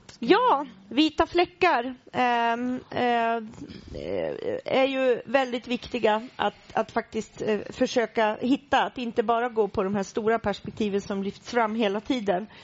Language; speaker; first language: Swedish; native; Swedish